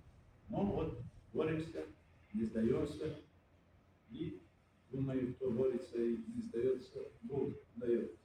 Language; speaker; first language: Russian; non-native, fluent; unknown